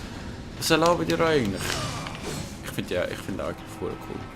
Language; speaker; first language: German; native; German